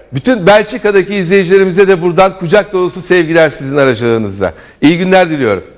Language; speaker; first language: Turkish; native; Turkish